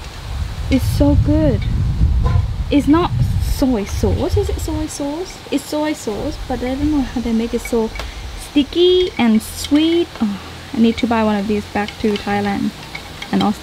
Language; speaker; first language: English; non-native, learner; Thai